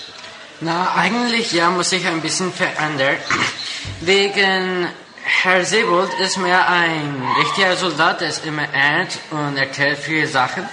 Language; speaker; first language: German; non-native, local second language; Spanish